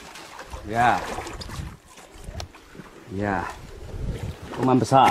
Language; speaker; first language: English; non-native, learner; Indonesian